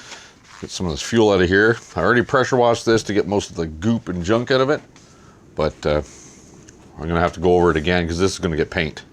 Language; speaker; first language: English; native; English